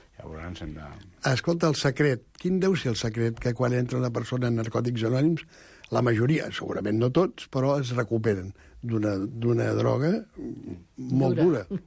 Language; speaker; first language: Catalan; native; Catalan